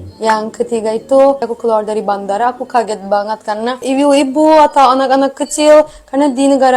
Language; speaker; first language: Indonesian; non-native, fluent; Turkish